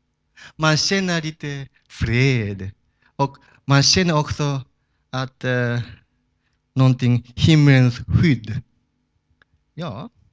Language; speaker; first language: Swedish; non-native, fluent; Japanese